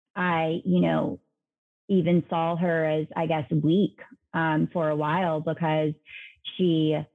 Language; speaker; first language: English; native; English